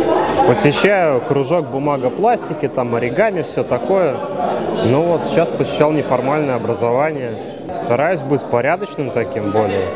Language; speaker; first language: Russian; native; Russian